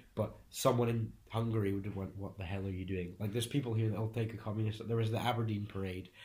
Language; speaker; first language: English; early bilingual, other home language; Hungarian